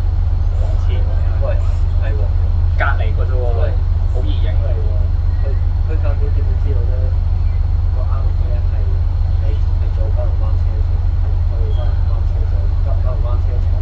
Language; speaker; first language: Cantonese; native; Cantonese